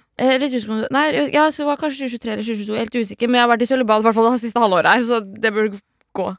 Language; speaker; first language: Norwegian; early bilingual, other home language; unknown